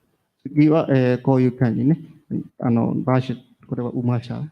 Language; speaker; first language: Japanese; non-native, learner; Burmese